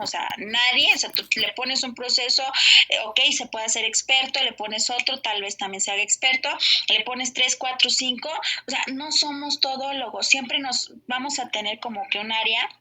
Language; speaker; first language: Spanish; native; Spanish